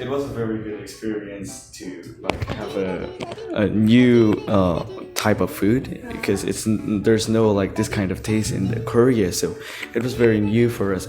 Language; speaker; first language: English; non-native, learner; Korean